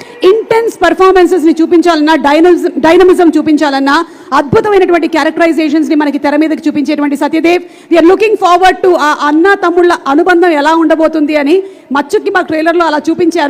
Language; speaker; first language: Telugu; native; Telugu